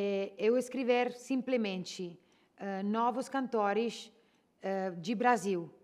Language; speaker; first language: Portuguese; non-native, learner; Italian